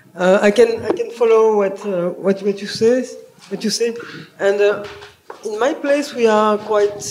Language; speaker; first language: English; non-native, learner; French